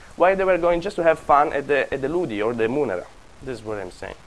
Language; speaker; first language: English; non-native, fluent; Italian